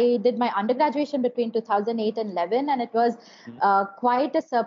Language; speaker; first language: English; non-native, local second language; Tamil